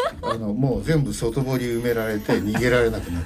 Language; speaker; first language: Japanese; native; Japanese